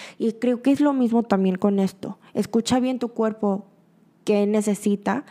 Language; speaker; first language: Spanish; early bilingual, other home language; Korean